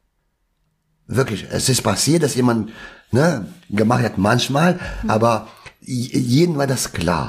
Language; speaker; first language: German; non-native, local second language; Albanian